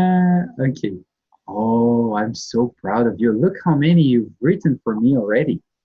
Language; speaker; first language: English; non-native, fluent; Portuguese